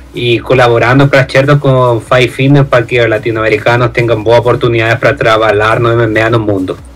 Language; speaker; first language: Portuguese; non-native, learner; Spanish